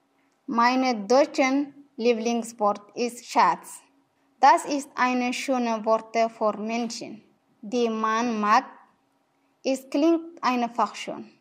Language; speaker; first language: German; non-native, learner; Tigrinya